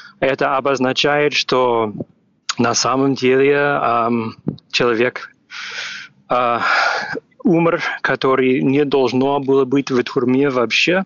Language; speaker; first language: Russian; non-native, fluent; English